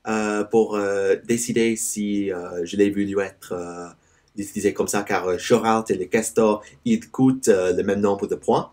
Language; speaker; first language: French; non-native, learner; English